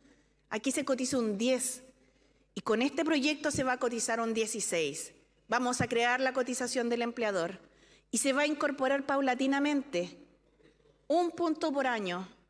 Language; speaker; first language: Spanish; native; Spanish